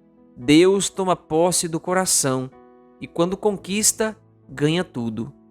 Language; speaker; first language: Portuguese; native; Portuguese